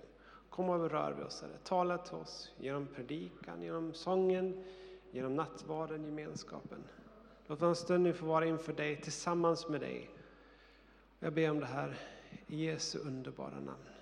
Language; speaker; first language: Swedish; native; Swedish